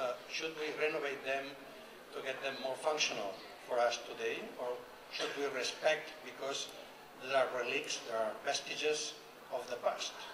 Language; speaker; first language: English; non-native, fluent; Catalan